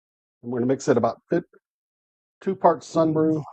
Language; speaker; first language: English; native; English